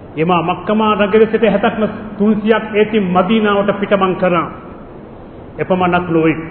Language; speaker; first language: Sinhala; non-native, local second language; Tamil